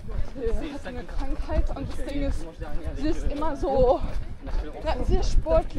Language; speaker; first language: German; non-native, fluent; French